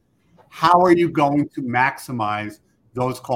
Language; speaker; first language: English; native; English